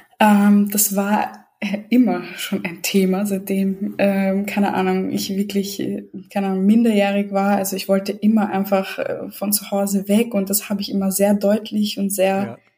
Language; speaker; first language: German; early bilingual, other home language; Serbian